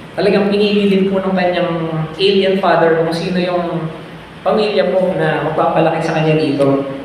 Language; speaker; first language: Filipino; native; Filipino